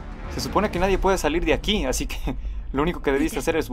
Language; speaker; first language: Spanish; native; Spanish